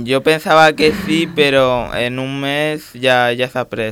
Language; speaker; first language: Catalan; non-native, local second language; Spanish